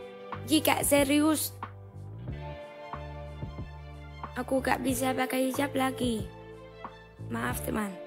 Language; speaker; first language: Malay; non-native, learner; Vietnamese